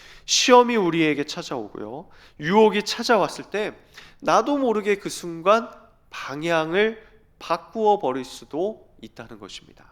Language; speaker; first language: Korean; native; Korean